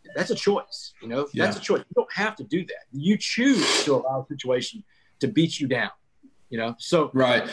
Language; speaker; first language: English; native; English